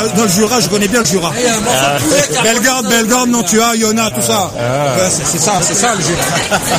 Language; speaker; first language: French; native; French